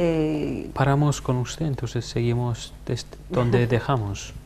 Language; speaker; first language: Spanish; non-native, fluent; Turkish